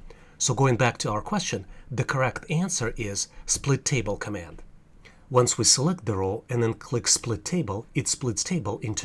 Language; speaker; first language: English; non-native, fluent; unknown